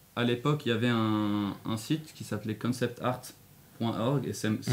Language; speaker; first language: French; non-native, local second language; Arabic